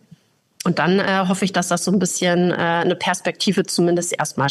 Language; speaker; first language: German; native; German